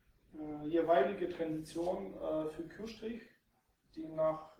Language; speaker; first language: German; non-native, fluent; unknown